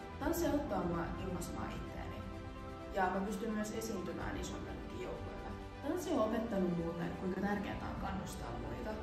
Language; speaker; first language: Finnish; early bilingual, other home language; Spanish